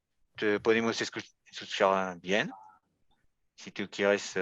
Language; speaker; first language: Spanish; non-native, learner; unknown